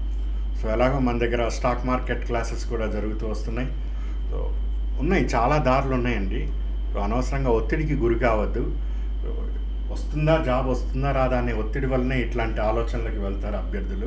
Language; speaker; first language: Telugu; native; Telugu